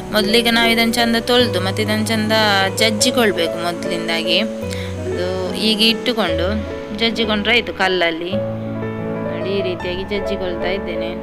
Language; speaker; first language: Kannada; non-native, local second language; Tulu